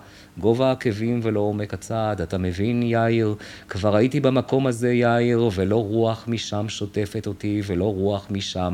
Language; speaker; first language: Hebrew; native; Hebrew